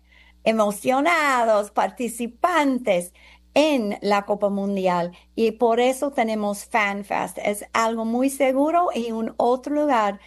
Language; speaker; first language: Spanish; non-native, fluent; English